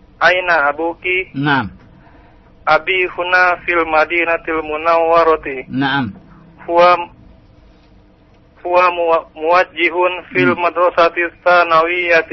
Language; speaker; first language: Arabic; non-native, learner; Indonesian